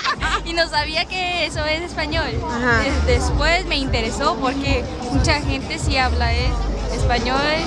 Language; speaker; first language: Spanish; non-native, learner; Korean